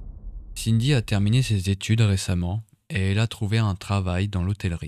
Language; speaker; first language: French; native; French